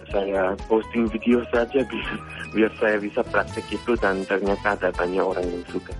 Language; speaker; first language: Indonesian; non-native, fluent; English